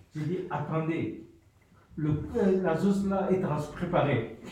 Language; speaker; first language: French; non-native, fluent; Soninke